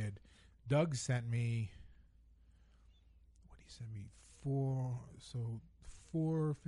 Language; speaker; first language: English; native; English